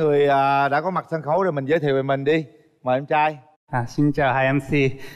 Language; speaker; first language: Vietnamese; non-native, learner; Japanese